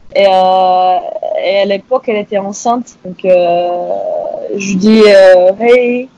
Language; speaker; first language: French; non-native, local second language; Arabic